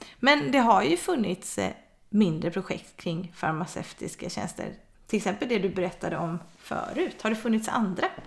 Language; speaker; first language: Swedish; native; Swedish